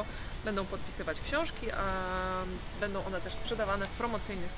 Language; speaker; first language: Polish; native; Polish